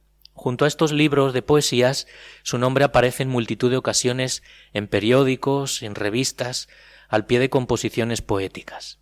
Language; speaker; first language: Spanish; native; Spanish